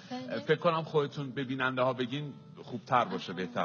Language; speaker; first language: Persian; native; Persian